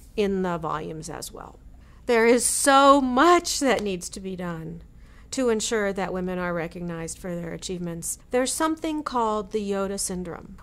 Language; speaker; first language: English; native; English